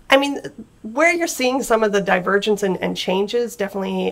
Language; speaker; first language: English; native; English